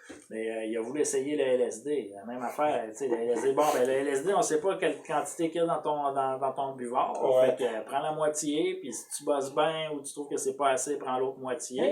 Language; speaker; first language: French; native; French